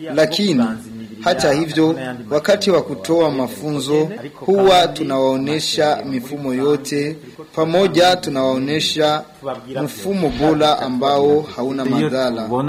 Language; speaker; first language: Swahili; non-native, local second language; Rundi